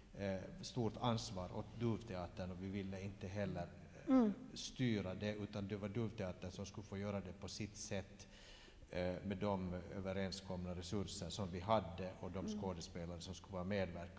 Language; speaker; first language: Swedish; native; Swedish